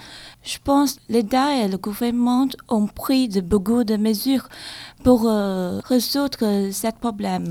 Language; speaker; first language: French; non-native, learner; Chinese